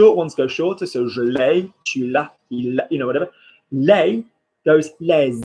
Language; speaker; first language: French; non-native, fluent; English